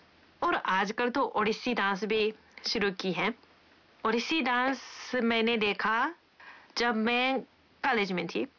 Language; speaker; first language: Hindi; non-native, fluent; Japanese